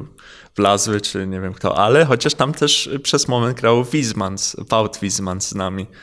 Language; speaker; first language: Polish; early bilingual, heritage; Polish